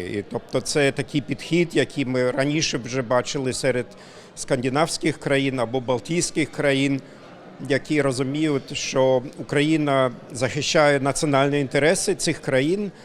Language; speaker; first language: Ukrainian; non-native, fluent; German